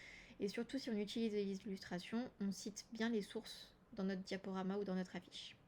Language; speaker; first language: French; native; French